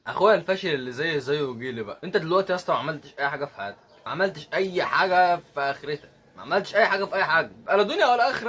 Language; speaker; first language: Arabic; native; Arabic